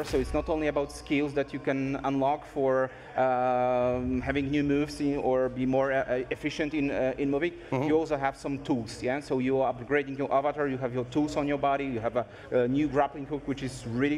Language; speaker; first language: English; non-native, fluent; Polish